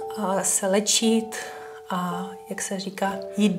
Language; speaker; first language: Czech; non-native, fluent; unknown